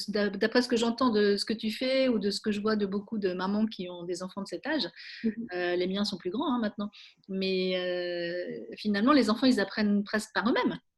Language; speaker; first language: French; native; French